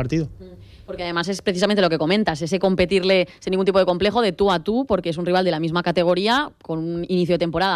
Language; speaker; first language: Spanish; native; Spanish